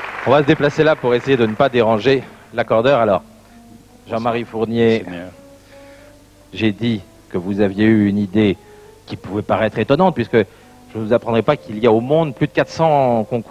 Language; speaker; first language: French; native; French